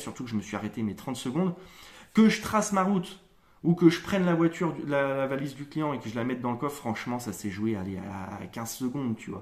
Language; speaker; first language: French; native; French